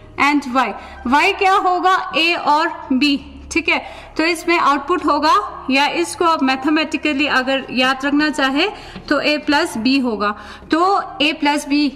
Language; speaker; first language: Hindi; non-native, local second language; Ladakhi